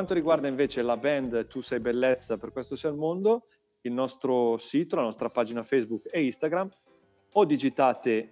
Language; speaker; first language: Italian; native; Italian